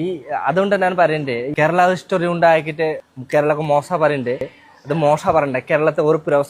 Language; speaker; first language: Malayalam; non-native, local second language; Hindi